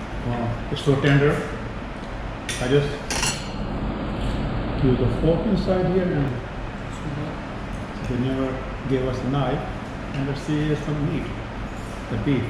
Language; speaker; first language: English; non-native, local second language; Urdu